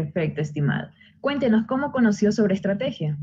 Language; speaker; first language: Spanish; native; Spanish